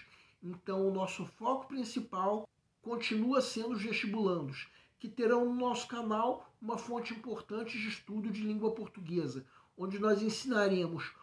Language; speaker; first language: Portuguese; native; Portuguese